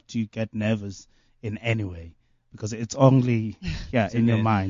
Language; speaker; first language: English; non-native, local second language; Venda